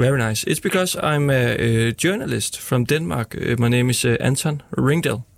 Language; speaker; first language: English; non-native, learner; Danish